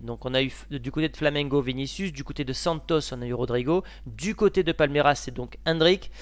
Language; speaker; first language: French; native; French